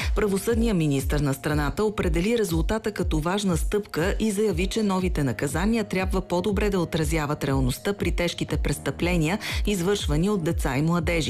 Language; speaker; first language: Bulgarian; native; Bulgarian